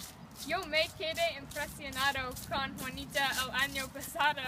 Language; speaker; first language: Spanish; non-native, learner; English